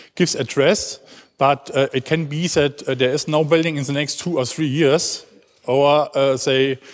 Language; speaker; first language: English; non-native, learner; German